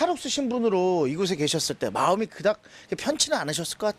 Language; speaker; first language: Korean; native; Korean